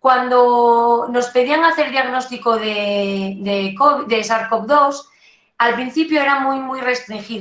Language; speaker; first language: Spanish; native; Spanish